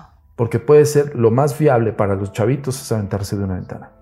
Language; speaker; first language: Spanish; native; Spanish